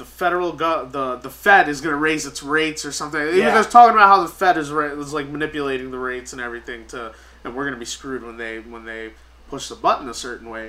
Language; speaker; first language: English; native; English